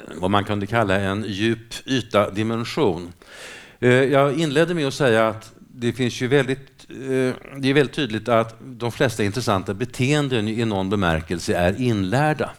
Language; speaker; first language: Swedish; native; Swedish